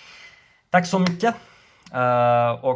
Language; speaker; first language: Swedish; non-native, learner; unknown